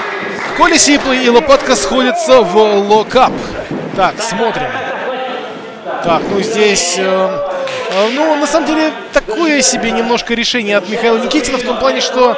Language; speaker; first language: Russian; native; Russian